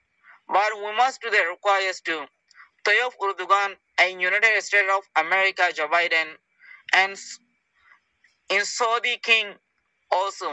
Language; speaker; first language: English; non-native, learner; Rohingya